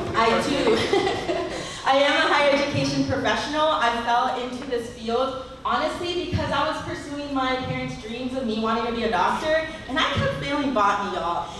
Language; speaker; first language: English; native; English